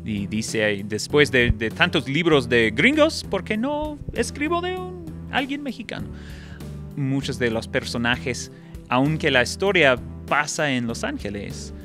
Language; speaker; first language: Spanish; non-native, fluent; English